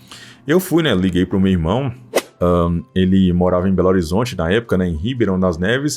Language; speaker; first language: Portuguese; native; Portuguese